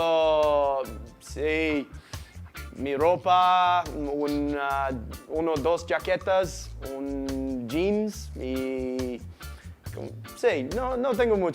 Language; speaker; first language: Spanish; non-native, learner; English